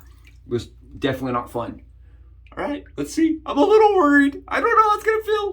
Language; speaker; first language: English; native; English